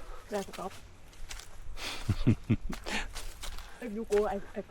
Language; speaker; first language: English; non-native, learner; Thai